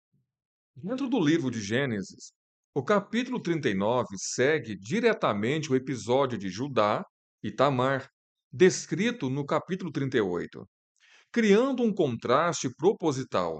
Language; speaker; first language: Portuguese; native; Portuguese